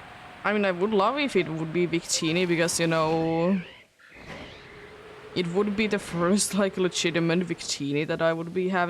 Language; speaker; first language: English; non-native, fluent; Finnish